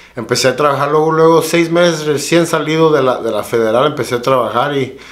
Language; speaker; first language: Spanish; early bilingual, heritage; Spanish